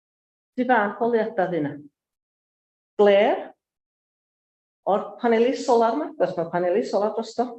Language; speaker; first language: Welsh; native; Welsh